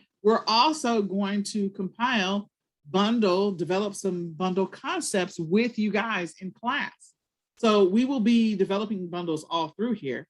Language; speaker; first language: English; native; English